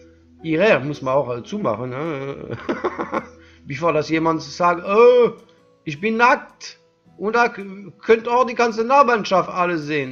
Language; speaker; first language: German; non-native, learner; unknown